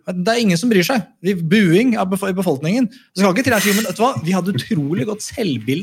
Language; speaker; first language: Norwegian; native; Norwegian